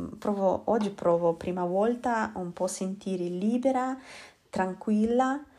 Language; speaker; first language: Italian; non-native, learner; Russian